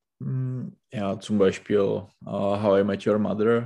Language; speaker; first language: German; non-native, learner; Czech